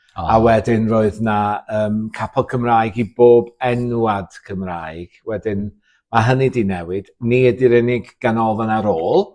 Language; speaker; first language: Welsh; native; Welsh